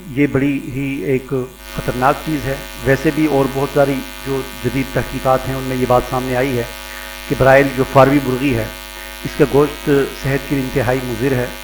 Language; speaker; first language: Urdu; native; Urdu